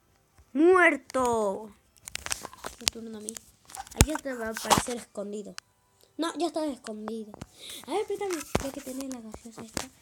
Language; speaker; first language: Spanish; native; Spanish